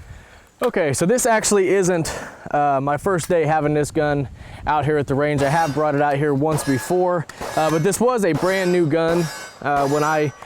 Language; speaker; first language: English; native; English